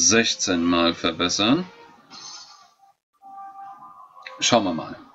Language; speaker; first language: German; native; German